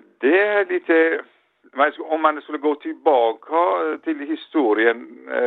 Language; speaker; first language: Swedish; non-native, fluent; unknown